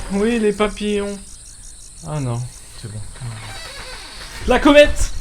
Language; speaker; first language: French; native; French